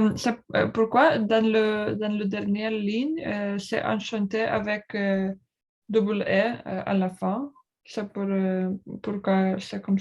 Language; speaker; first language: French; non-native, learner; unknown